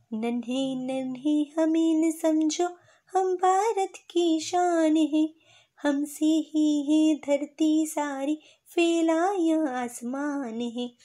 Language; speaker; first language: Hindi; non-native, local second language; Gujarati